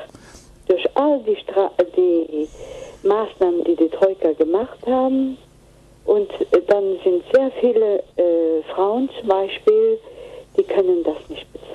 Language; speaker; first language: German; non-native, fluent; Greek